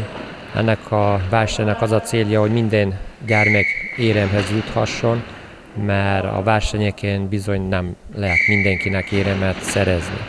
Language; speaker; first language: Hungarian; native; Hungarian